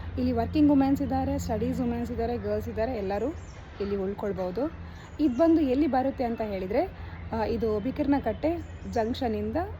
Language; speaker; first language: Kannada; non-native, local second language; Tulu